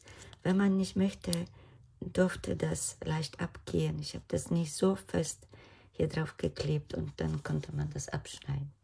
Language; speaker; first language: German; non-native, fluent; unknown